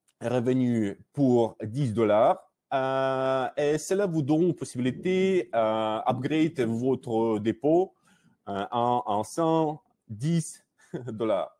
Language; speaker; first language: French; non-native, learner; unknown